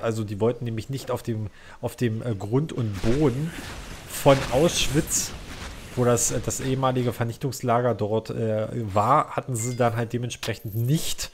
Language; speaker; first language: German; native; German